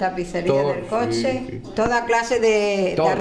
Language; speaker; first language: Spanish; native; Spanish